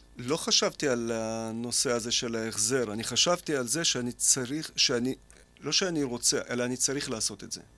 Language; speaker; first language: Hebrew; early bilingual, other home language; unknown